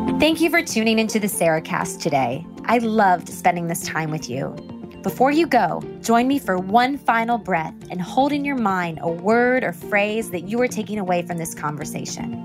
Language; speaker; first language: English; native; English